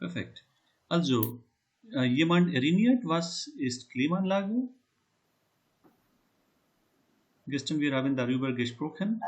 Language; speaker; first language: German; non-native, fluent; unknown